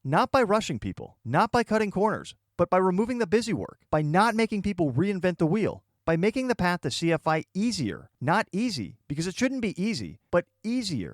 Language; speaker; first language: English; native; English